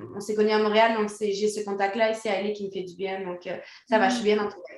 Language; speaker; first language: French; native; French